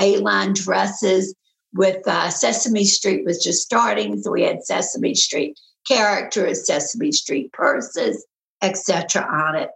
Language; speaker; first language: English; native; English